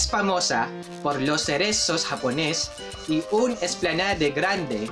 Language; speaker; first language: Spanish; non-native, learner; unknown